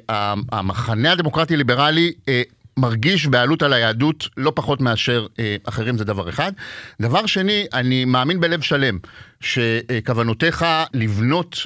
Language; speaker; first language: Hebrew; native; Hebrew